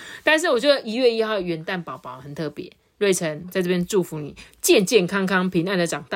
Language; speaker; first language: Chinese; native; Chinese